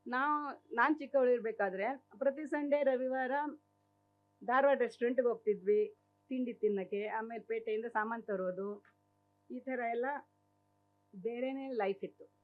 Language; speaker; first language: Kannada; native; Kannada